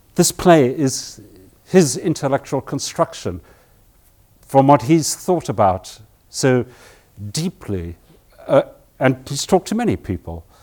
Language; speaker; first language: English; native; English